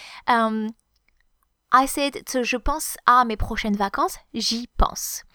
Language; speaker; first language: French; native; French